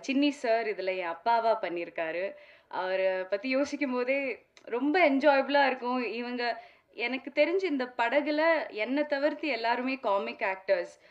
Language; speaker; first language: Tamil; non-native, local second language; Malayalam